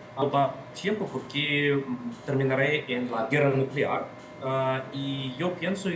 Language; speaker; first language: Spanish; non-native, fluent; Russian